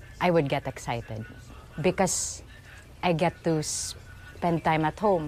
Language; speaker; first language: English; non-native, local second language; Waray